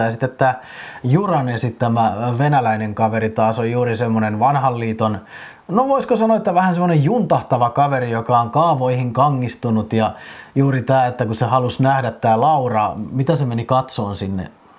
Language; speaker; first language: Finnish; native; Finnish